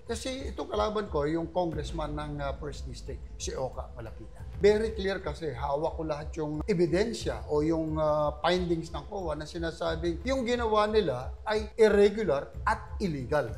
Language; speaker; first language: Filipino; native; Filipino